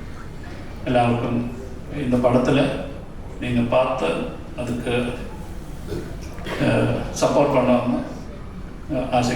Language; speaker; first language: Tamil; non-native, learner; Malayalam